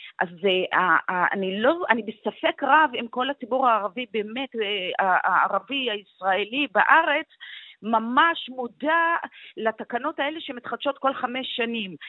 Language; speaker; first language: Hebrew; non-native, local second language; Arabic